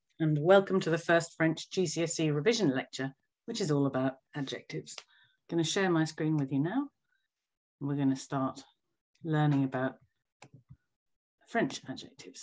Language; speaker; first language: English; native; English